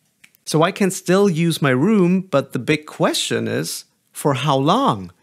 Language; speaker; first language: English; non-native, fluent; German